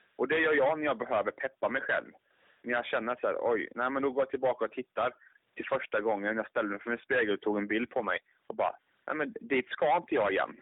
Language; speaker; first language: Swedish; native; Swedish